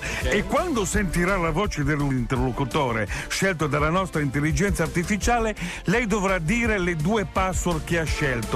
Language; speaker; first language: Italian; native; Italian